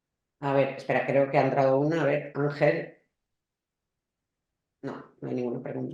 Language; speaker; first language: Spanish; native; Spanish